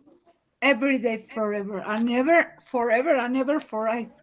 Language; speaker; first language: English; non-native, learner; Spanish